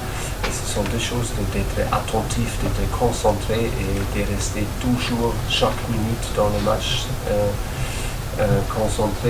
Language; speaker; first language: French; non-native, learner; German